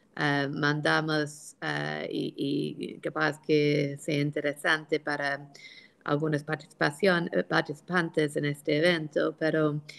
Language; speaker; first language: Spanish; non-native, fluent; English